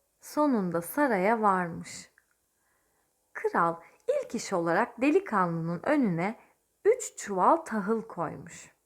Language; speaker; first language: Turkish; native; Turkish